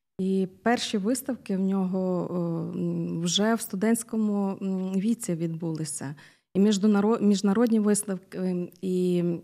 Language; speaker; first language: Ukrainian; native; Ukrainian